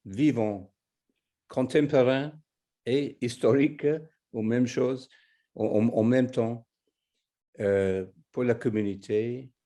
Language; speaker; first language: French; non-native, fluent; English